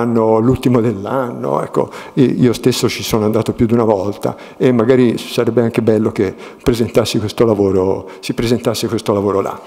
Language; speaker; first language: Italian; native; Italian